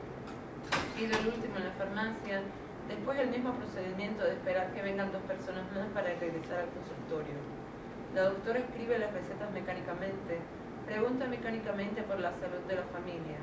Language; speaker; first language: Spanish; native; Spanish